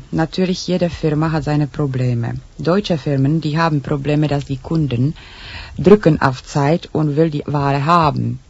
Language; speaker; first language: German; non-native, learner; Czech